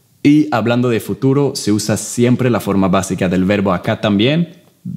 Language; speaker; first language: Spanish; non-native, fluent; English